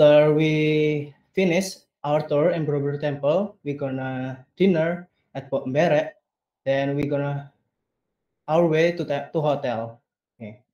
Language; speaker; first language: English; non-native, learner; Indonesian